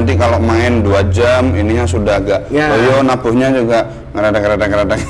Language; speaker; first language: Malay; non-native, local second language; Javanese